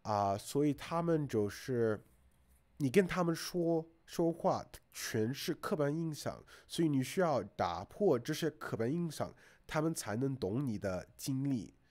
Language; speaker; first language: Chinese; non-native, fluent; English